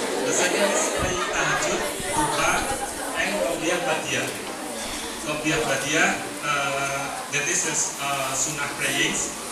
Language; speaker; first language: English; non-native, learner; Indonesian